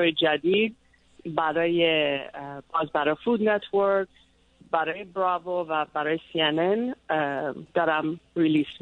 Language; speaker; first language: Persian; early bilingual, heritage; Persian